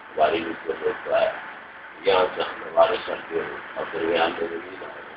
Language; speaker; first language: Urdu; non-native, local second language; Punjabi